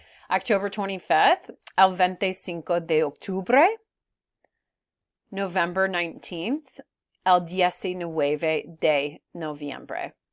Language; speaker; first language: Spanish; non-native, fluent; English